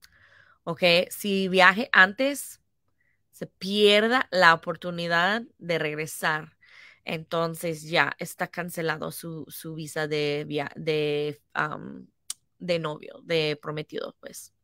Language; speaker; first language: Spanish; non-native, fluent; English